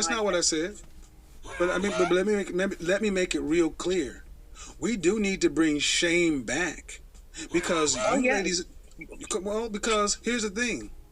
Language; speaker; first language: English; native; English